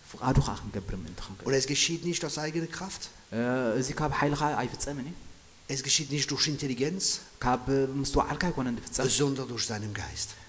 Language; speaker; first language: German; non-native, fluent; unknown